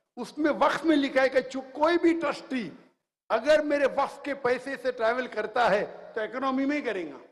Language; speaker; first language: Hindi; native; Hindi